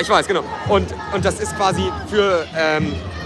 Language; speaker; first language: German; native; German